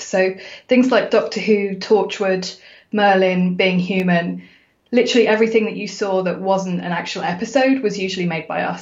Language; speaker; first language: English; native; English